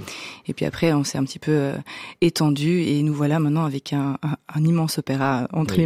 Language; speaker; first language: French; native; French